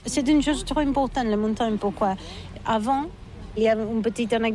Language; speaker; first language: French; non-native, learner; Catalan